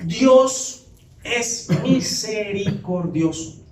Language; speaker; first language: Spanish; native; Spanish